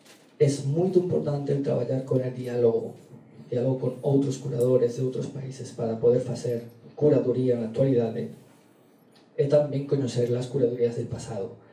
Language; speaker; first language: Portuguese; non-native, learner; Galician